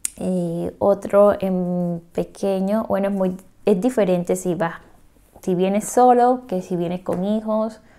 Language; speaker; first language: Spanish; native; Spanish